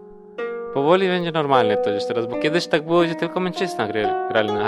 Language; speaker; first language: Polish; non-native, learner; Spanish